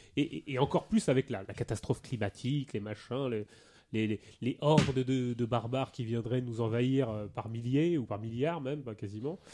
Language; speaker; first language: French; native; French